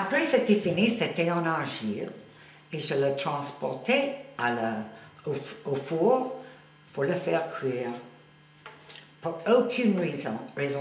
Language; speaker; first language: French; non-native, fluent; English